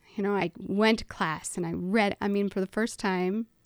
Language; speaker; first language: English; native; English